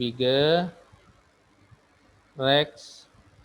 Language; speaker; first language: German; non-native, learner; Indonesian